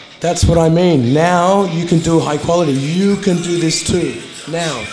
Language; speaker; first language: English; non-native, learner; Russian